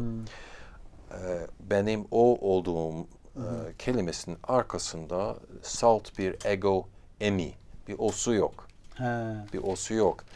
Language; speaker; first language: Turkish; non-native, fluent; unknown